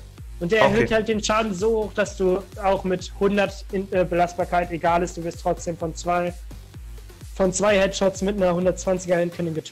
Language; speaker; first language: German; native; German